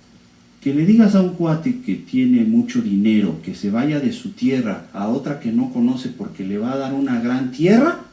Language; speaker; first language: Spanish; native; Spanish